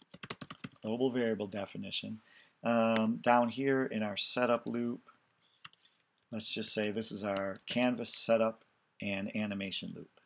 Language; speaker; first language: English; native; English